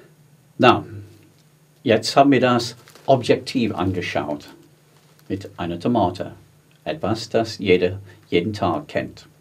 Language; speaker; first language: German; non-native, fluent; English